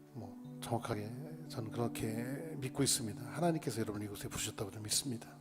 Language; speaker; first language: Korean; native; Korean